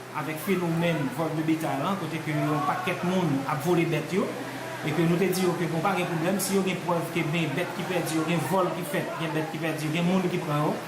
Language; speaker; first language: Haitian Creole; native; Haitian Creole